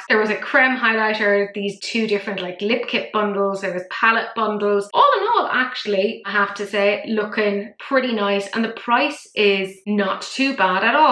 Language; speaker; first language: English; native; English